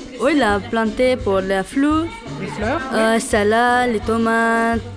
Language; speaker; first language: French; non-native, learner; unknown